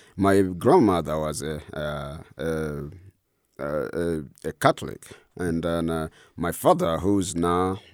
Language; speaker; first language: English; non-native, fluent; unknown